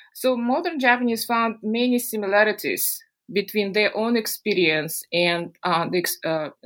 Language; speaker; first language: English; non-native, fluent; Russian